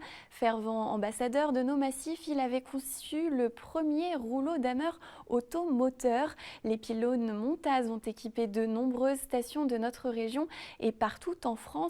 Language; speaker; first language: French; native; French